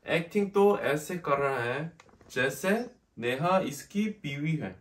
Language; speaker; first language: Hindi; non-native, learner; Korean